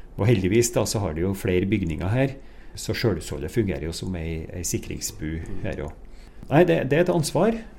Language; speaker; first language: Norwegian; native; Norwegian